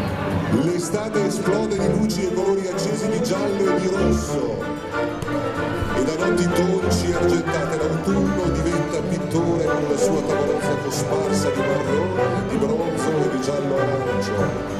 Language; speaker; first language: Italian; native; Italian